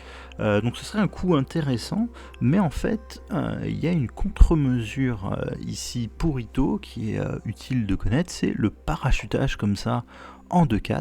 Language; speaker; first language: French; native; French